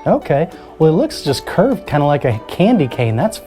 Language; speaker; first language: English; native; English